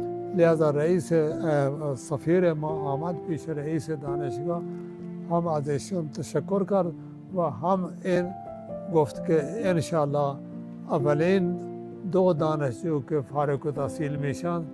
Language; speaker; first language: Persian; non-native, fluent; Urdu